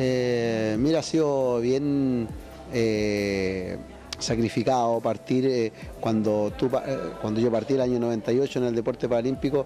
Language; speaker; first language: Spanish; native; Spanish